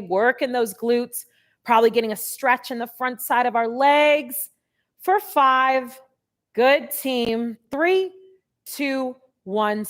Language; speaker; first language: English; native; English